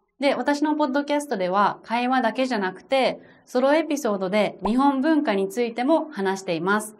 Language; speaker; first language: Japanese; native; Japanese